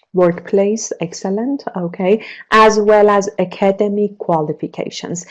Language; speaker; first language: English; non-native, fluent; Persian